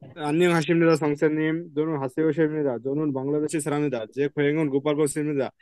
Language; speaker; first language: Korean; non-native, learner; Bangla